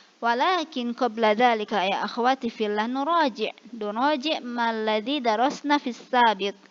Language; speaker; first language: Arabic; non-native, fluent; Indonesian